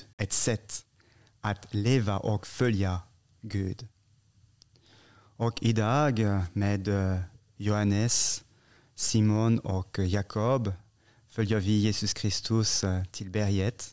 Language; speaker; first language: Swedish; non-native, fluent; French